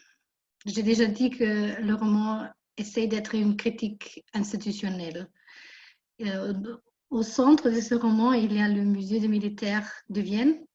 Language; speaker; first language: French; non-native, fluent; German